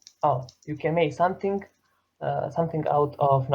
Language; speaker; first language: English; non-native, learner; Serbian